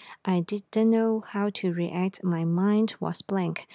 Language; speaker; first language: English; non-native, local second language; Cantonese